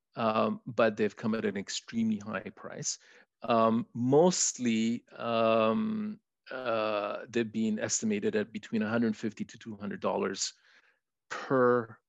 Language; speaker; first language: English; non-native, fluent; Spanish